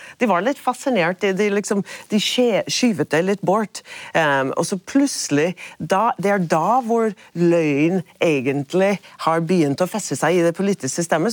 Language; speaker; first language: Norwegian; non-native, fluent; English